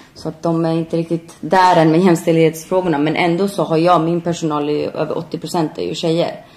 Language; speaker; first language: Swedish; early bilingual, other home language; Albanian